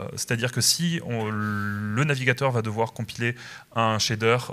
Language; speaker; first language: French; native; French